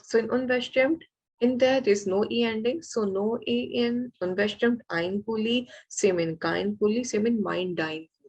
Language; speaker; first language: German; non-native, fluent; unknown